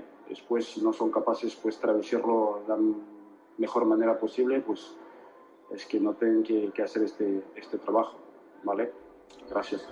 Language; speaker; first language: Spanish; non-native, fluent; French